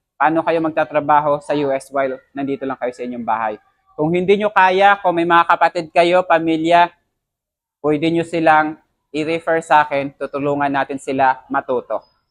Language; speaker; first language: Filipino; non-native, local second language; Hiligaynon